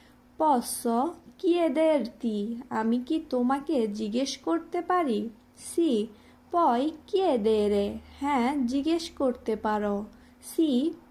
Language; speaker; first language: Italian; non-native, fluent; Bangla